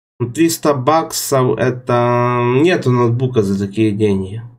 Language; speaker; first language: Russian; native; Russian